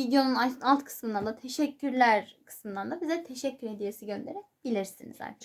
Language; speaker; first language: Turkish; native; Turkish